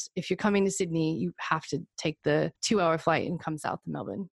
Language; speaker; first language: English; native; English